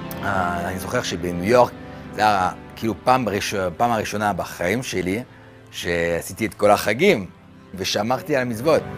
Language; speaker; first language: Hebrew; non-native, fluent; French